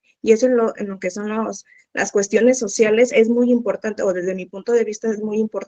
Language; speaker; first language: Spanish; native; Spanish